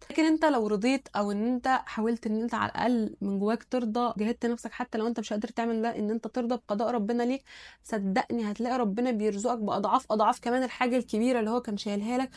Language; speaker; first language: Arabic; native; Arabic